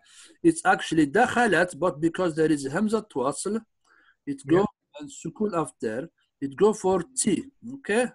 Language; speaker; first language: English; non-native, fluent; Arabic